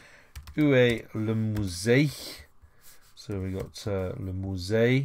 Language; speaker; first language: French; non-native, fluent; English